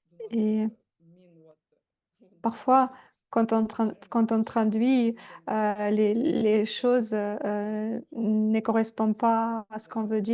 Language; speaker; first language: French; non-native, fluent; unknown